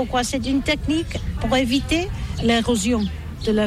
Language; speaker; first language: French; non-native, learner; Catalan